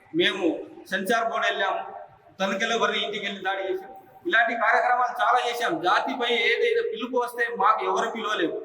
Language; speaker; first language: Telugu; non-native, local second language; Lambadi